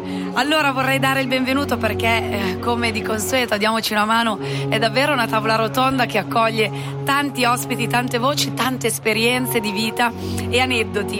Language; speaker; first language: Italian; native; Italian